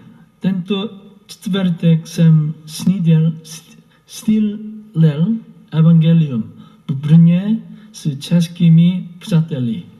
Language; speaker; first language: Czech; non-native, learner; Korean